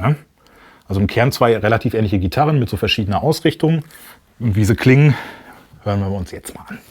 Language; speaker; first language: German; native; German